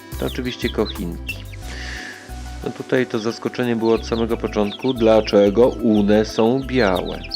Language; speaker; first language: Polish; native; Polish